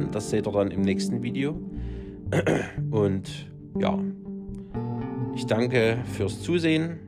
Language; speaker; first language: German; native; German